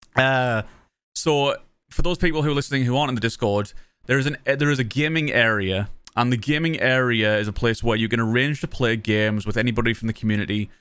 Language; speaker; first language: English; native; English